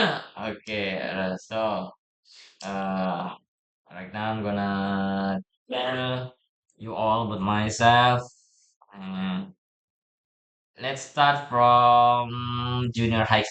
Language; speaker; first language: English; non-native, learner; Indonesian